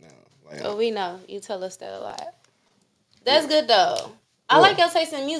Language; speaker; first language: English; native; English